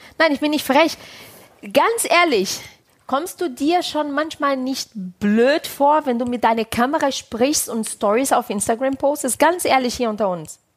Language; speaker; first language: German; non-native, fluent; Portuguese